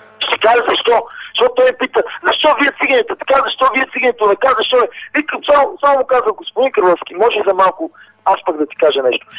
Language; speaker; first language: Bulgarian; non-native, local second language; Romany